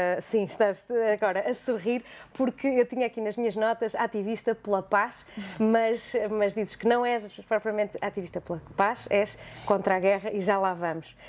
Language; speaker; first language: Portuguese; native; Portuguese